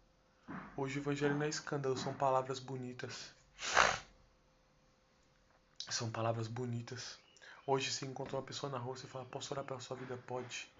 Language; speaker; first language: Portuguese; native; Portuguese